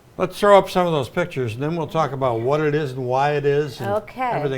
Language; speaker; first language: English; native; English